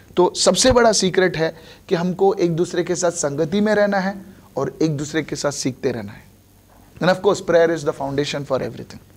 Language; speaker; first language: Hindi; non-native, local second language; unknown